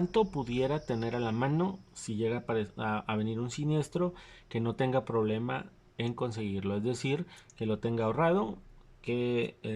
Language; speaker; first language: Spanish; native; Spanish